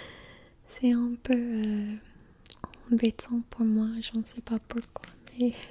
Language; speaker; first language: French; non-native, learner; English